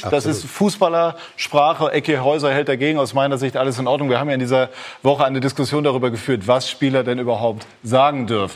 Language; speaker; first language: German; native; German